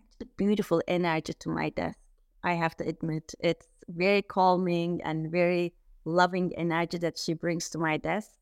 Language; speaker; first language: English; non-native, fluent; Turkish